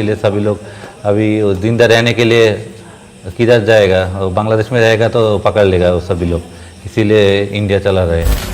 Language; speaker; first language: Hindi; non-native, learner; Bangla